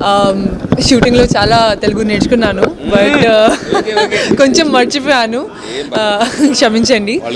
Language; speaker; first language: Telugu; non-native, learner; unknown